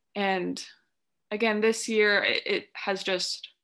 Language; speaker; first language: English; native; English